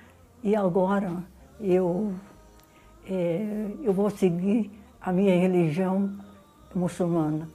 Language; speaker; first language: Portuguese; non-native, learner; Arabic